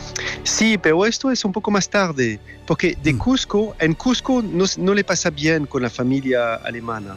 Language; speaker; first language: Spanish; non-native, fluent; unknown